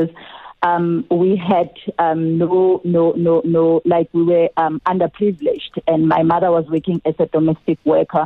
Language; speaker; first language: English; non-native, local second language; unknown